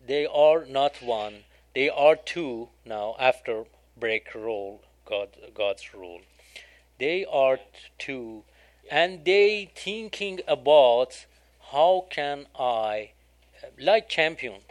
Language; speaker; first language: English; non-native, learner; Persian